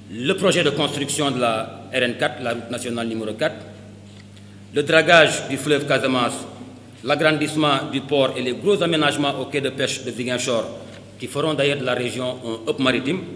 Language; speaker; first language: French; non-native, local second language; Wolof